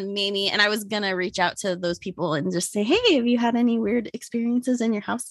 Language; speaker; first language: English; native; English